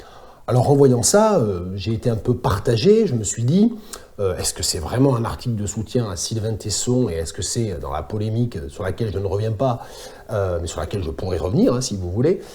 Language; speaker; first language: French; native; French